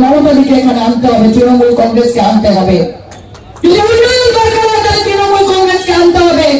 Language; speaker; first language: Bangla; native; Bangla